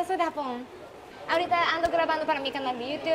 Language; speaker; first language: Spanish; non-native, learner; Japanese